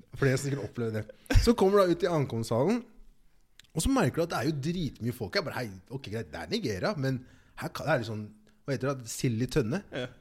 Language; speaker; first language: Norwegian; early bilingual, other home language; Igbo